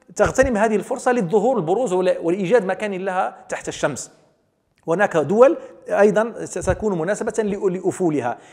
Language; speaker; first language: Arabic; native; Arabic